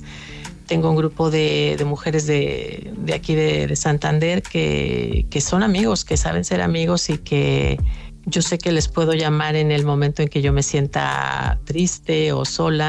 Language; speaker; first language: Spanish; native; Spanish